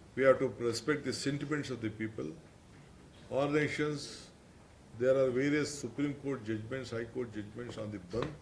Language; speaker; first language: English; non-native, local second language; Kannada